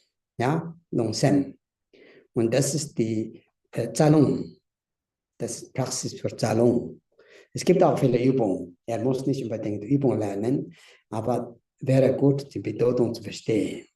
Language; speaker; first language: German; non-native, learner; Tibetan